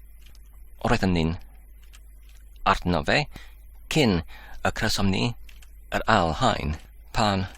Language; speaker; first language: Welsh; non-native, learner; English